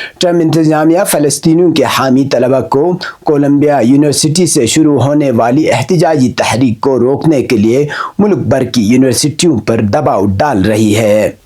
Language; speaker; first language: Urdu; non-native, local second language; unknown